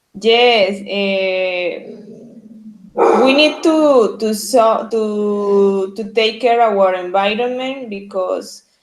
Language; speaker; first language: English; non-native, learner; Spanish